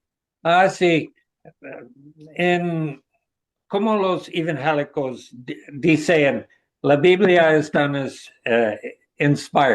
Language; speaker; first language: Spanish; non-native, learner; English